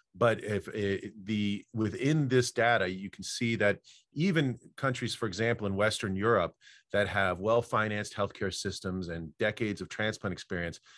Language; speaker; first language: English; native; English